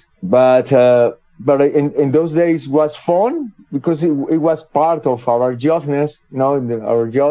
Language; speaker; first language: English; non-native, learner; Spanish